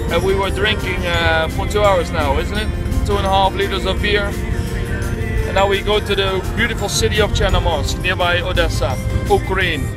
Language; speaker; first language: English; non-native, fluent; Dutch